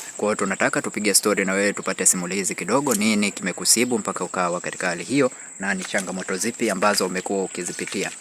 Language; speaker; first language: Swahili; native; Swahili